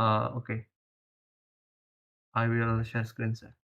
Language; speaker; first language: English; non-native, learner; Indonesian